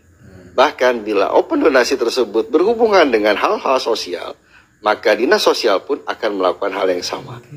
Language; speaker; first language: Indonesian; native; Indonesian